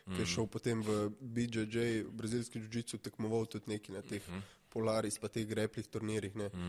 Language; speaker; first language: Slovenian; native; Slovenian